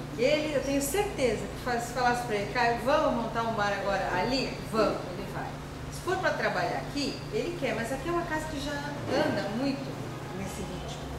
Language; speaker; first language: Portuguese; early bilingual, other home language; Spanish